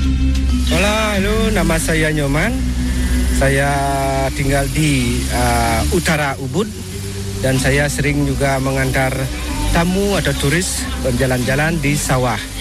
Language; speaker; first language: Indonesian; non-native, local second language; Balinese